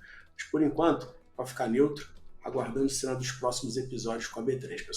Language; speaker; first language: Portuguese; native; Portuguese